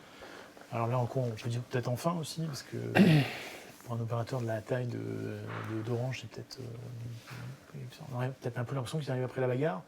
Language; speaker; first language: French; native; French